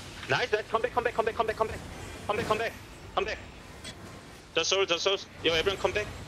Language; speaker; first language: English; non-native, learner; Korean